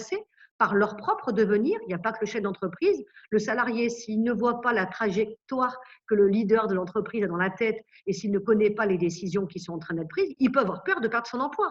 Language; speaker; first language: French; native; French